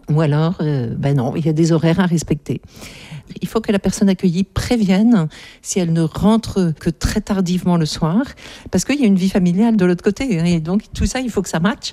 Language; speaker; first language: French; native; French